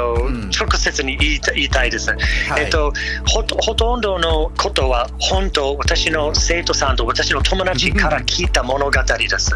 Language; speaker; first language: Japanese; non-native, learner; English